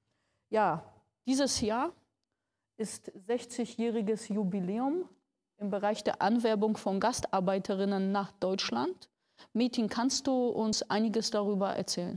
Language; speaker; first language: German; early bilingual, other home language; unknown